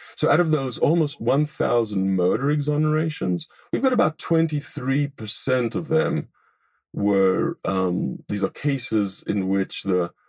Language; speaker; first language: English; non-native, fluent; Hebrew